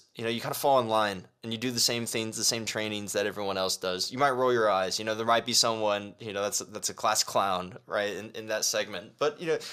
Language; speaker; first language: English; early bilingual, other home language; Chinese